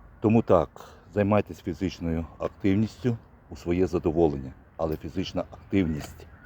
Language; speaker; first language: Ukrainian; native; Ukrainian